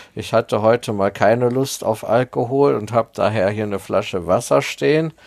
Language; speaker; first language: German; early bilingual, heritage; Spanish